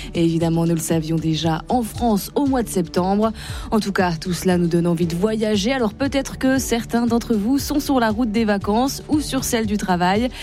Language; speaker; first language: French; native; French